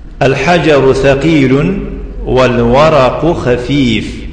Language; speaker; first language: Arabic; non-native, fluent; Tajik